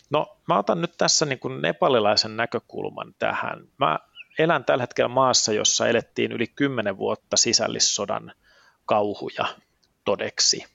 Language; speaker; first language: Finnish; early bilingual, heritage; Finnish